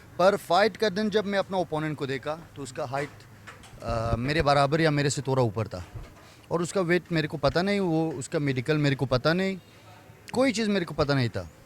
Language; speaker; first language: Hindi; non-native, fluent; Persian